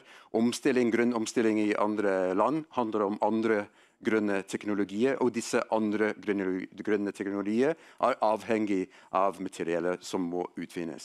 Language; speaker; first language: Norwegian; non-native, fluent; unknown